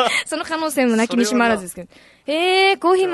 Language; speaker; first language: Japanese; native; Japanese